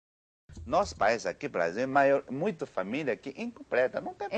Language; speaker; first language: Portuguese; non-native, learner; Chinese